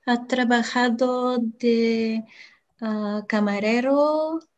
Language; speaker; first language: Spanish; non-native, learner; Bulgarian